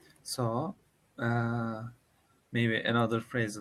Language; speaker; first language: English; non-native, learner; Turkish